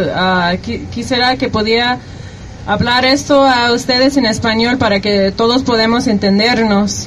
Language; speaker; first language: Spanish; early bilingual, heritage; Spanish